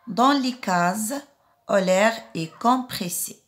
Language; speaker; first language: French; non-native, local second language; Arabic